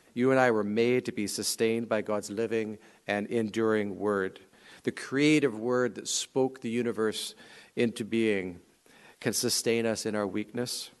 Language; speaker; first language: English; native; English